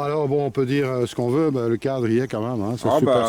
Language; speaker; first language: French; native; French